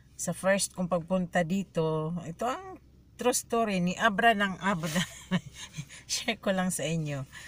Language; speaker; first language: Filipino; native; Filipino